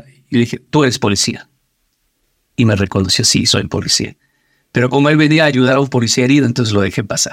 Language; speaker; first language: Spanish; native; Spanish